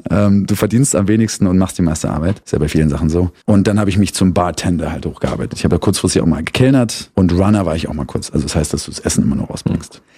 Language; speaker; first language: German; native; German